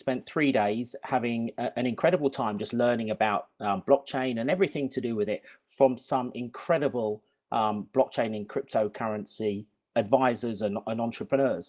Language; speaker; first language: English; native; English